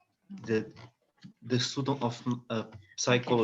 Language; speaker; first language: English; non-native, learner; Portuguese